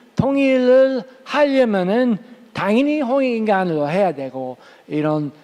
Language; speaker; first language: Korean; non-native, fluent; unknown